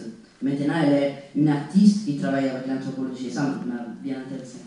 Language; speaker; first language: French; non-native, fluent; Italian